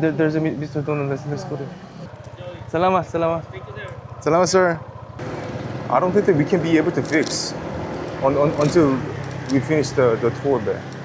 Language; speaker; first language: English; non-native, learner; Korean